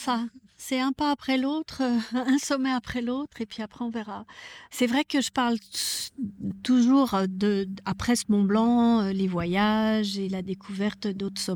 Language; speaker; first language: French; native; French